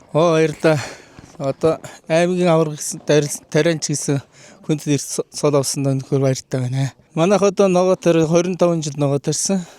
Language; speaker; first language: Mongolian; non-native, local second language; Kazakh